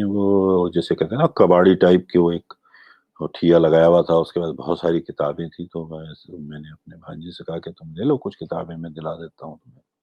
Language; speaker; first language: Urdu; non-native, local second language; Gujarati